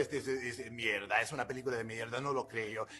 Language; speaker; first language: Spanish; non-native, fluent; English